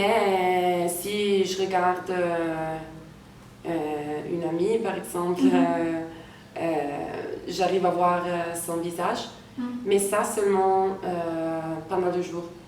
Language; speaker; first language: French; non-native, fluent; Italian